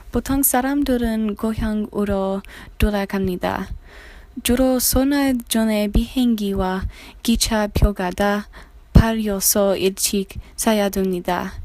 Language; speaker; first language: Korean; non-native, learner; English